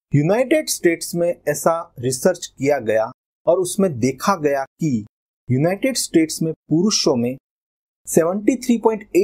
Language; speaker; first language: Hindi; non-native, local second language; Gujarati